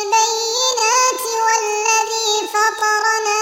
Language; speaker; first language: Arabic; native; Arabic